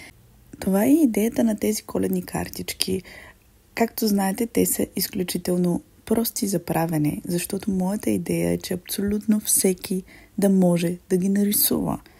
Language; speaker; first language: Bulgarian; native; Bulgarian